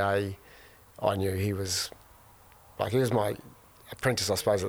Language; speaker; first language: English; native; English